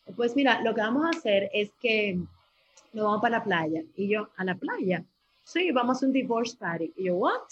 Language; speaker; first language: Spanish; native; Spanish